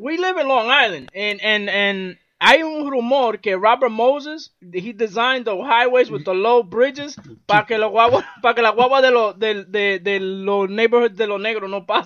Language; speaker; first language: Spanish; early bilingual, heritage; Spanish